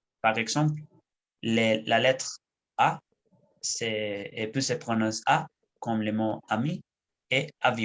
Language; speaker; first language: French; non-native, learner; Spanish